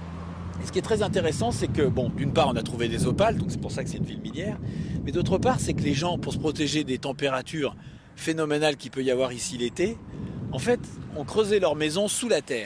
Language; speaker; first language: French; native; French